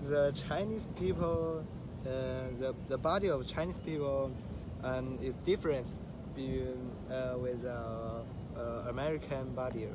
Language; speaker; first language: English; non-native, learner; Chinese